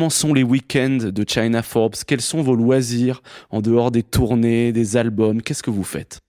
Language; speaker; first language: French; native; French